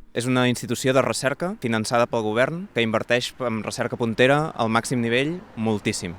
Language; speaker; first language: Catalan; native; Catalan